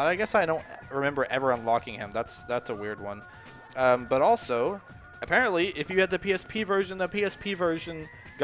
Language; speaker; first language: English; native; English